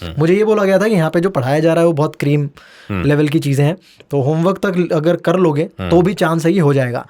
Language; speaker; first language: Hindi; native; Hindi